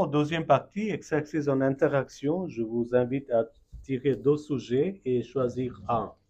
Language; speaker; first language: French; non-native, fluent; Bangla